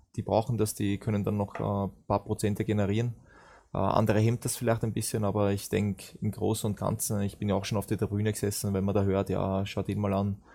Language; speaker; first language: German; native; German